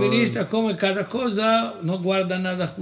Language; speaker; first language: Spanish; non-native, fluent; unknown